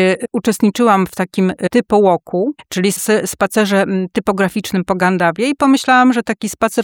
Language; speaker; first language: Polish; native; Polish